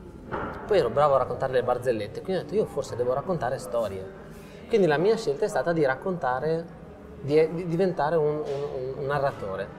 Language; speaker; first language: Italian; native; Italian